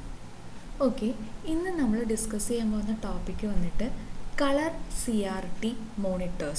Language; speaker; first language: Malayalam; native; Malayalam